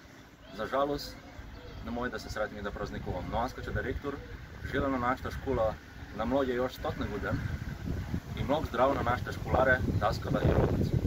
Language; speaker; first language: Bulgarian; early bilingual, heritage; Bulgarian